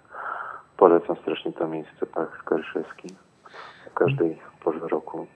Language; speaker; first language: Polish; native; Polish